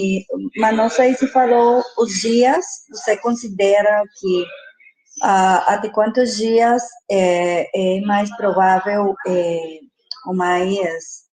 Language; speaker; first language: Portuguese; non-native, fluent; Spanish